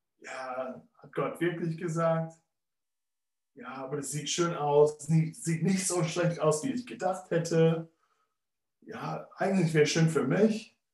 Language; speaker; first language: German; non-native, fluent; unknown